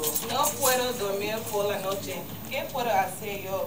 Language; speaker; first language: Spanish; non-native, learner; English